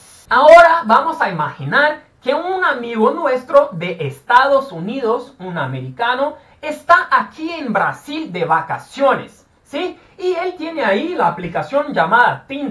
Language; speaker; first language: Spanish; non-native, fluent; Portuguese